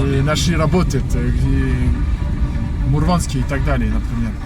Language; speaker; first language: Russian; non-native, learner; French